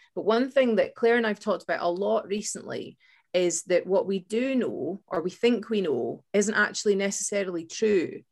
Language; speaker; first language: English; native; English